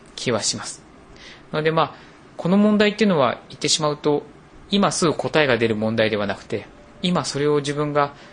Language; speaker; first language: Japanese; native; Japanese